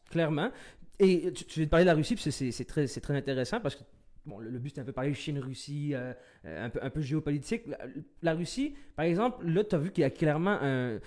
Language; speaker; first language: French; early bilingual, other home language; Arabic